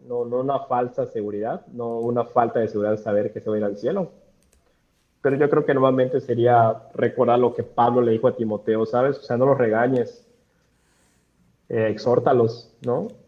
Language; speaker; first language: Spanish; native; Spanish